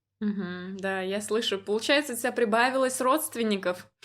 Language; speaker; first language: Russian; native; Russian